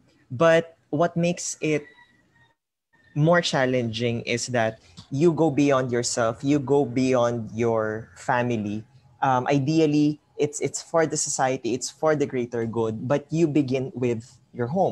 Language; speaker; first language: English; non-native, local second language; Filipino